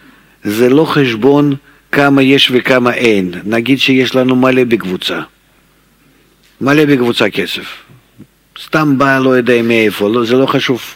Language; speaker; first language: Hebrew; non-native, fluent; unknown